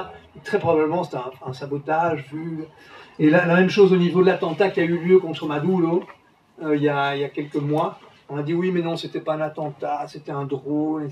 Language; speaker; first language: French; native; French